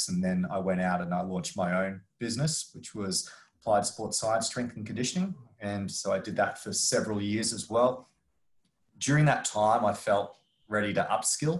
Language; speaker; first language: English; native; English